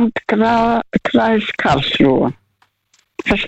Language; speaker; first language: German; non-native, fluent; Russian